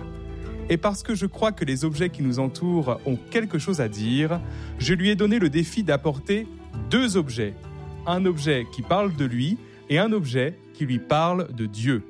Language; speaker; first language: French; native; French